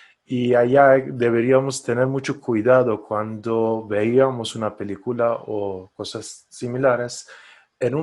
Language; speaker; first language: Spanish; non-native, fluent; Persian